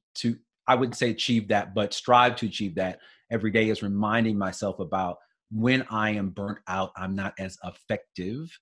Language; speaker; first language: English; native; English